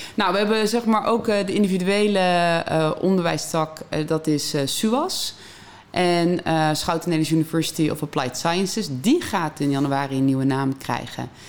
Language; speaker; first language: Dutch; native; Dutch